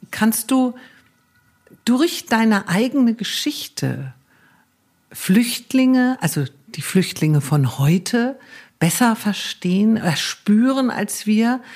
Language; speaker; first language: German; native; German